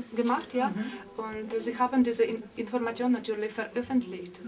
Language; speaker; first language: German; non-native, fluent; Russian